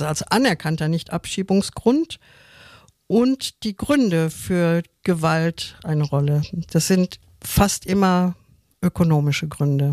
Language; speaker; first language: German; native; German